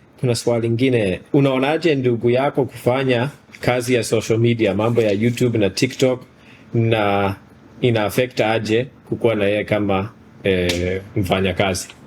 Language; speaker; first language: Swahili; native; Swahili